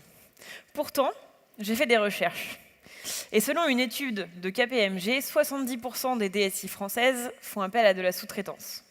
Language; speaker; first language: French; native; French